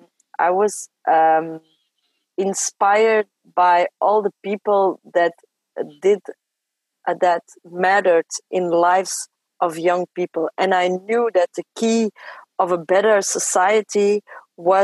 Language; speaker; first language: English; non-native, fluent; French